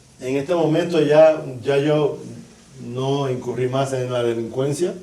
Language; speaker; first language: Spanish; native; Spanish